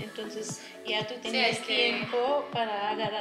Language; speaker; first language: Spanish; non-native, learner; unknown